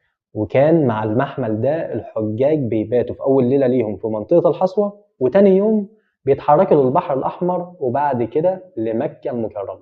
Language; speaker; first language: Arabic; native; Arabic